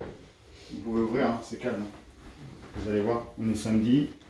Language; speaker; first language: French; native; French